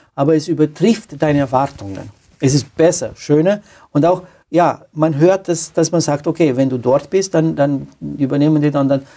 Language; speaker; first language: German; non-native, fluent; Romanian